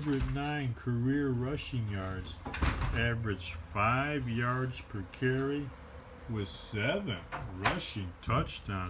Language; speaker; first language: English; native; English